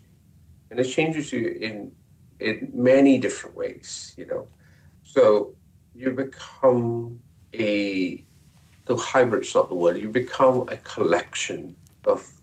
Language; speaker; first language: English; non-native, local second language; Punjabi